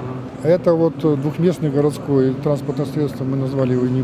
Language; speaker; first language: Russian; native; Russian